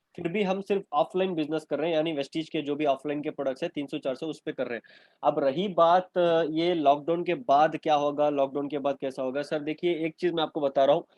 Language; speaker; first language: Hindi; non-native, local second language; Urdu